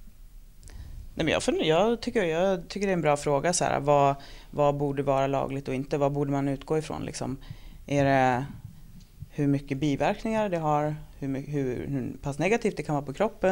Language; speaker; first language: Swedish; native; Swedish